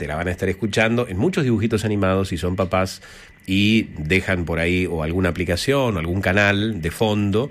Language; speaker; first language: Spanish; native; Spanish